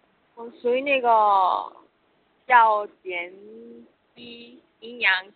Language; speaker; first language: Chinese; non-native, learner; Korean